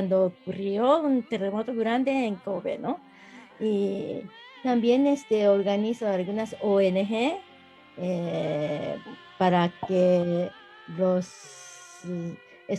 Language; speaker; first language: Spanish; non-native, learner; Japanese